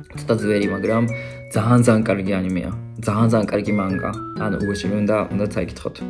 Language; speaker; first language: Georgian; non-native, fluent; Japanese